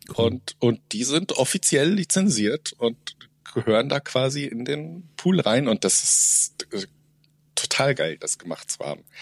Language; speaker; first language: German; native; German